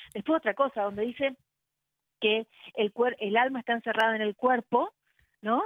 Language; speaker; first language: Spanish; native; Spanish